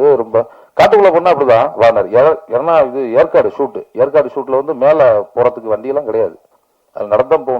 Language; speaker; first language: Tamil; native; Tamil